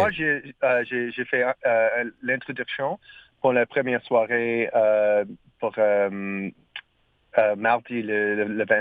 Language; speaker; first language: French; non-native, learner; English